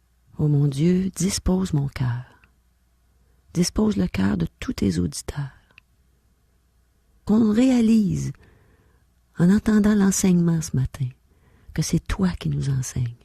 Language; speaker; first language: French; native; French